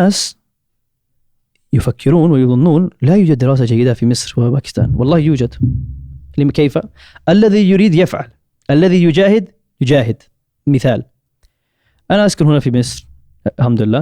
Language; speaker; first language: Arabic; non-native, fluent; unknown